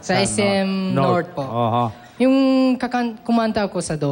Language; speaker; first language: Filipino; non-native, learner; Japanese